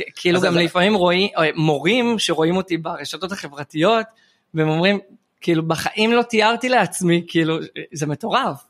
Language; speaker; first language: Hebrew; native; Hebrew